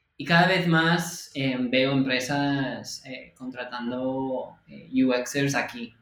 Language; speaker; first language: Spanish; non-native, fluent; English